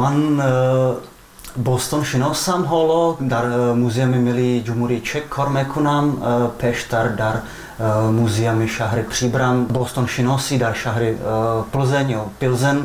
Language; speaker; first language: Persian; non-native, fluent; Czech